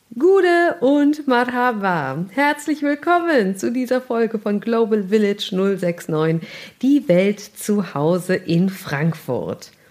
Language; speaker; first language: German; native; German